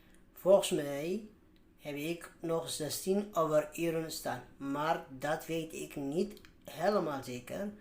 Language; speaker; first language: Dutch; non-native, fluent; Tigrinya